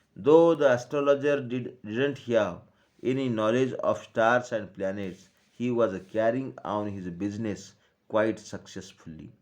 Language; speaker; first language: English; non-native, local second language; Marathi